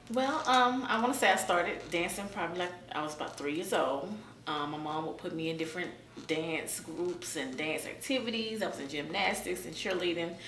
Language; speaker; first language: English; native; English